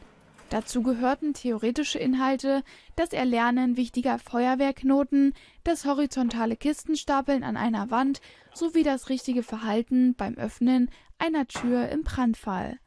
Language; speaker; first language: German; native; German